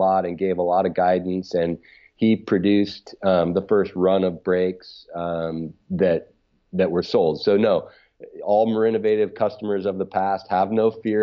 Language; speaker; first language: English; native; English